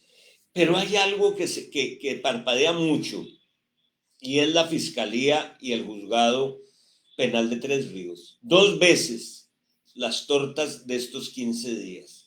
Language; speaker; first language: Spanish; native; Spanish